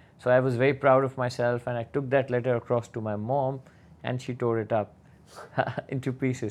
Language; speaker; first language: English; non-native, local second language; Urdu